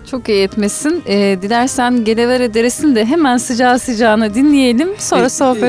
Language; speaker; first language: Turkish; native; Turkish